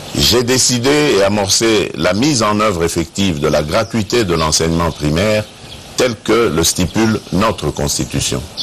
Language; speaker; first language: French; non-native, local second language; Luba-Lulua